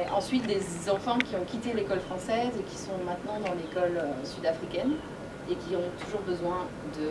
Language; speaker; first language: French; native; French